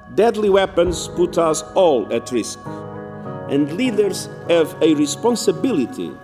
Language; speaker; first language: English; non-native, fluent; Portuguese